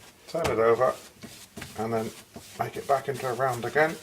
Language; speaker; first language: English; native; English